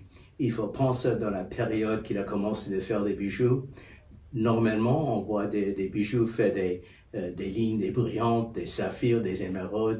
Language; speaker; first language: French; non-native, fluent; English